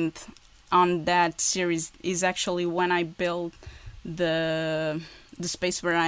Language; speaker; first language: English; non-native, fluent; Portuguese